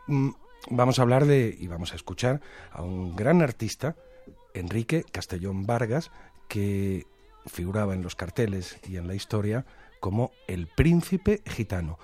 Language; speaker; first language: Spanish; native; Spanish